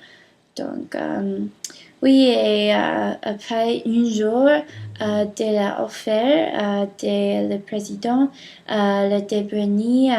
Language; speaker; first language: French; non-native, learner; English